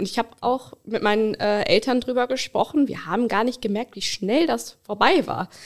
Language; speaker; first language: German; early bilingual, other home language; Bangla